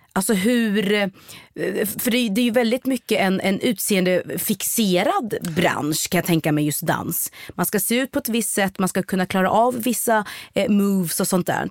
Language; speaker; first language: Swedish; native; Swedish